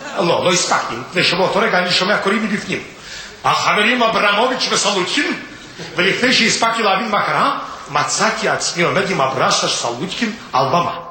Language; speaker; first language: Hebrew; non-native, fluent; Russian